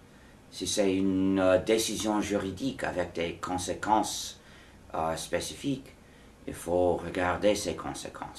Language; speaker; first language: French; non-native, fluent; English